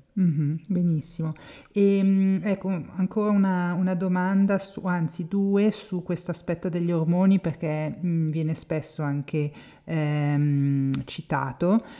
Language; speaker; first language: Italian; native; Italian